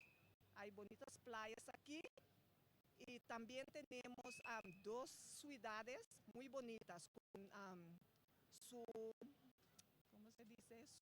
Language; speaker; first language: Spanish; non-native, fluent; Papiamento